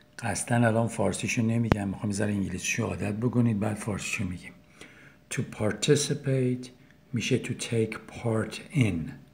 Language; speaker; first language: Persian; native; Persian